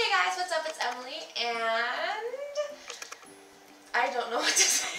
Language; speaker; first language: English; native; English